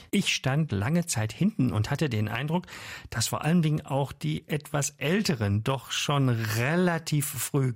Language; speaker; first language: German; native; German